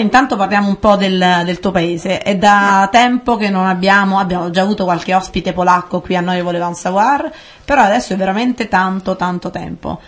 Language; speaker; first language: Italian; native; Italian